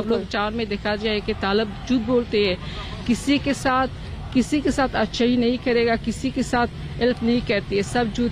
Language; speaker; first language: Hindi; non-native, learner; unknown